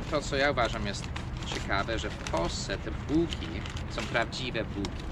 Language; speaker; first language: Polish; non-native, fluent; English